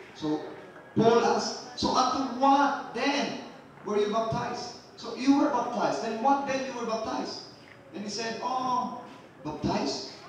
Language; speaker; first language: English; non-native, local second language; Filipino